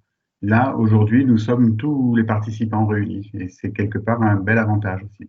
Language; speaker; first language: French; native; French